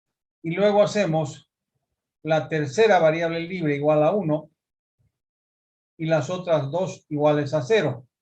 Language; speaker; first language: Spanish; native; Spanish